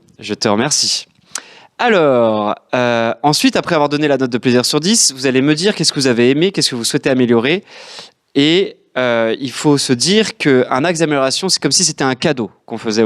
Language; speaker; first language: French; native; French